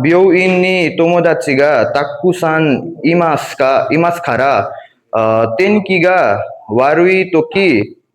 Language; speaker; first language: Japanese; non-native, learner; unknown